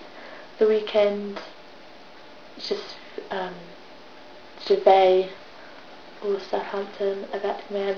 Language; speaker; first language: French; non-native, learner; English